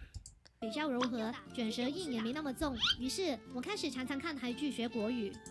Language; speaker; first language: Chinese; non-native, local second language; Cantonese